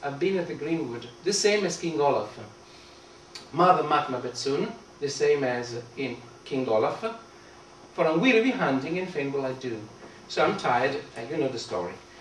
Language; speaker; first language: English; non-native, fluent; Italian